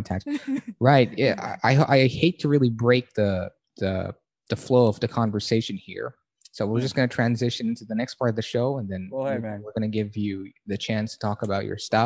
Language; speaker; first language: English; non-native, local second language; Filipino